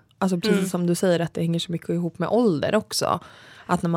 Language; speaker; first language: Swedish; native; Swedish